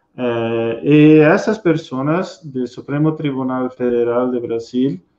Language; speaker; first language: Spanish; non-native, learner; Portuguese